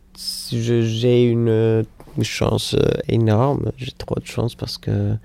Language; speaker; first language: French; non-native, fluent; Spanish